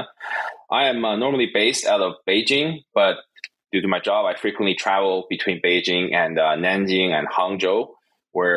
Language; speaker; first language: English; non-native, fluent; Chinese